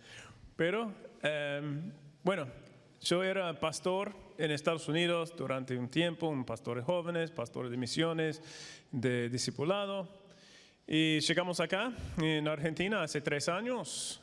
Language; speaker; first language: Spanish; non-native, fluent; English